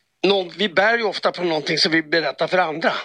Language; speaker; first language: Swedish; native; Swedish